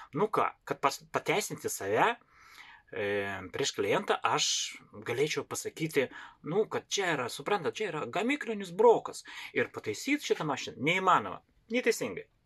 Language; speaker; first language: Lithuanian; non-native, local second language; Russian